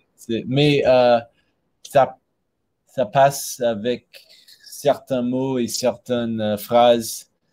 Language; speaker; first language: French; non-native, learner; English